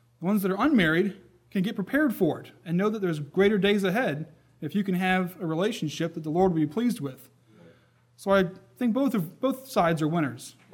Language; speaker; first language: English; native; English